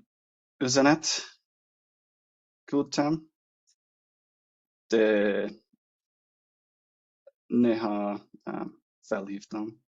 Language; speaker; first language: Hungarian; non-native, learner; English